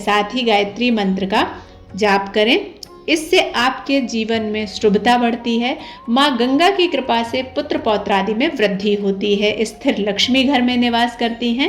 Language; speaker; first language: Hindi; native; Hindi